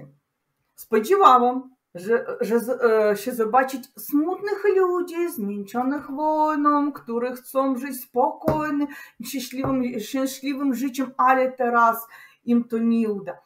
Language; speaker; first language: Polish; non-native, learner; Russian